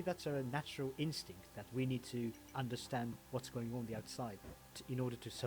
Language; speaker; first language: English; non-native, fluent; Japanese